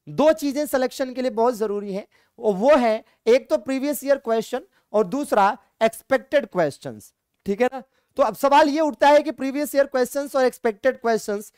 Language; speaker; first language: Hindi; native; Hindi